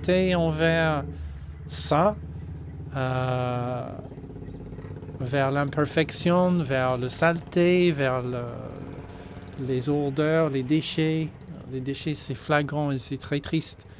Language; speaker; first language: French; non-native, fluent; English